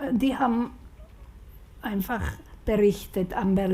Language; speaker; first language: German; non-native, fluent; Slovak